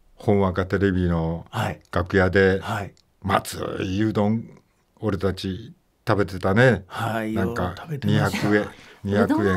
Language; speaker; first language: Japanese; native; Japanese